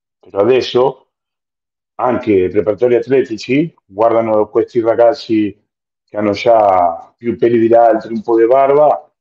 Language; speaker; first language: Italian; non-native, fluent; Spanish